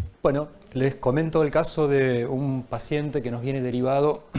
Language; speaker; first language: Spanish; native; Spanish